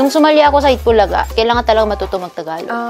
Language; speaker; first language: Filipino; non-native, fluent; Korean